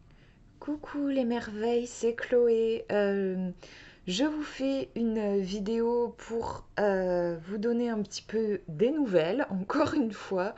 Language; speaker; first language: French; native; French